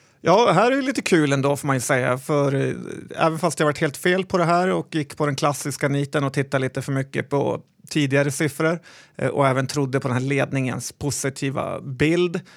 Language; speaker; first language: Swedish; native; Swedish